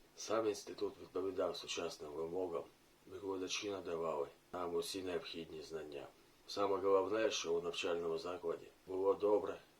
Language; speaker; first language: Ukrainian; non-native, local second language; Russian